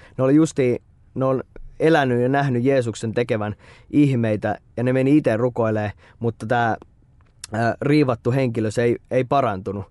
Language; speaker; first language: Finnish; native; Finnish